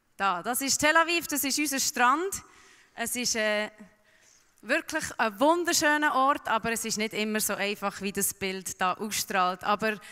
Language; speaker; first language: German; early bilingual, heritage; Swiss German